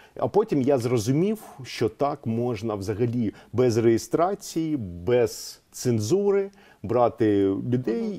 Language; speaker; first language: Ukrainian; non-native, local second language; Russian